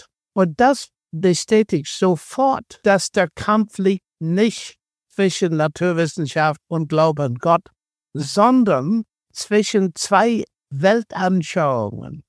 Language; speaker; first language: German; non-native, fluent; English